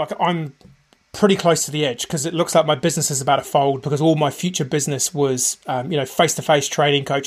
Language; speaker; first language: English; native; English